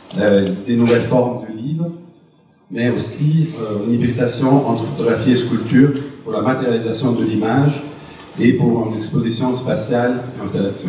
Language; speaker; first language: French; native; French